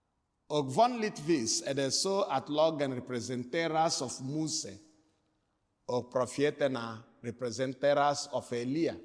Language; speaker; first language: Swedish; non-native, fluent; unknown